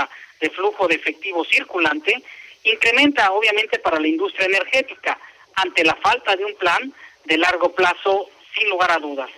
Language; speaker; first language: Spanish; native; Spanish